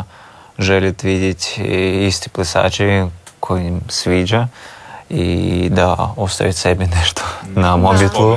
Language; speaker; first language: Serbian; non-native, learner; Russian